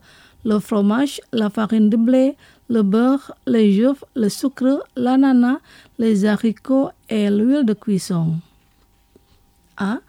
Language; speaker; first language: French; non-native, local second language; Indonesian